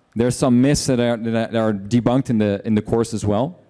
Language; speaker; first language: English; non-native, fluent; Dutch